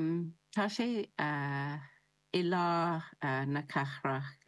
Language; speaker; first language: Irish; non-native, learner; English